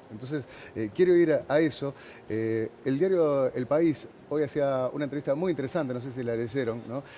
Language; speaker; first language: Spanish; native; Spanish